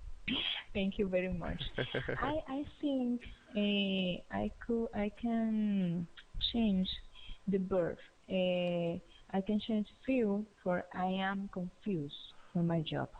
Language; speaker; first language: English; non-native, learner; Spanish